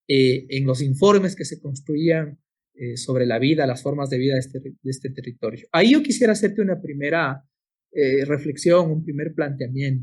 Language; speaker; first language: Spanish; native; Spanish